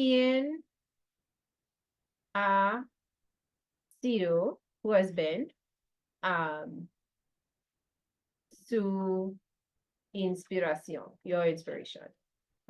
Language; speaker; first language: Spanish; non-native, fluent; English